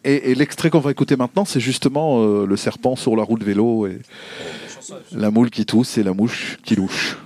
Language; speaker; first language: French; native; French